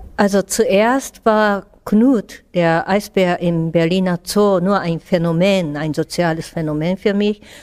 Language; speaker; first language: German; non-native, fluent; Japanese